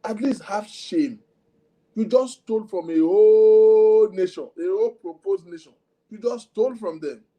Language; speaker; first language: English; non-native, local second language; Yoruba